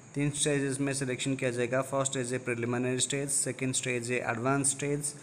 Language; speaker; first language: Hindi; non-native, local second language; Odia